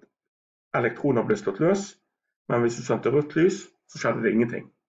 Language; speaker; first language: Norwegian; native; Norwegian